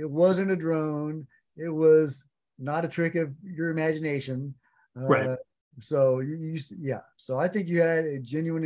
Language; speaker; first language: English; native; English